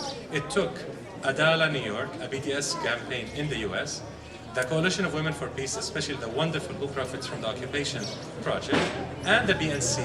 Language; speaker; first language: English; non-native, fluent; Arabic